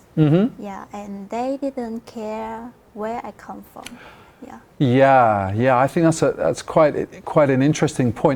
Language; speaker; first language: English; non-native, learner; Vietnamese